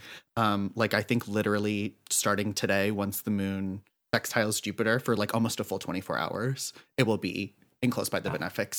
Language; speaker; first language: English; native; English